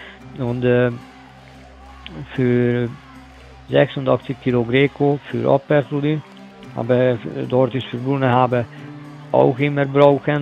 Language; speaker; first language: German; non-native, learner; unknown